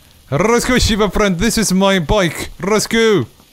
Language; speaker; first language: English; non-native, learner; Korean